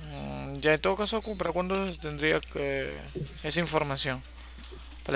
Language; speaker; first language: Spanish; native; Spanish